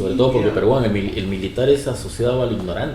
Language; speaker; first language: Spanish; native; Spanish